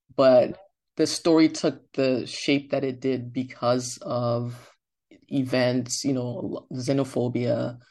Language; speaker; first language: English; non-native, local second language; Yoruba